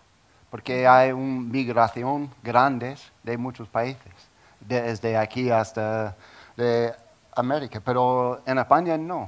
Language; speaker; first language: Spanish; non-native, learner; English